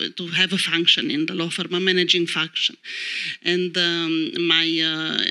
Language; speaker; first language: English; non-native, fluent; Romanian